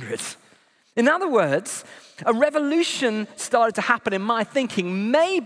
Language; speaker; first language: English; native; English